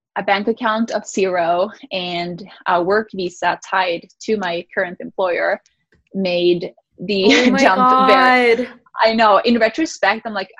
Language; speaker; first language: English; early bilingual, other home language; Spanish